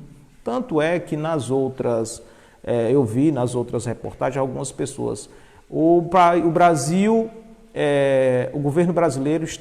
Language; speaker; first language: Portuguese; native; Portuguese